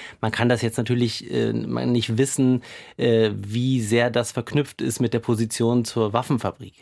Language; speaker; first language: German; native; German